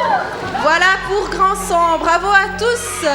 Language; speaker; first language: French; native; French